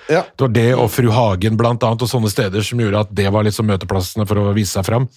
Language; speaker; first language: Norwegian; early bilingual, other home language; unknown